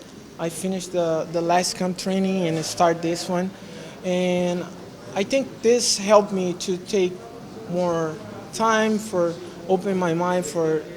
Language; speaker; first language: English; non-native, learner; Portuguese